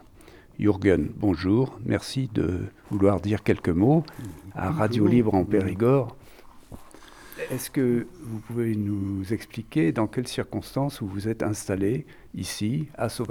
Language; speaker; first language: French; native; French